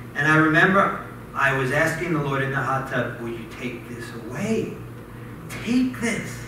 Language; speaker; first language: English; native; English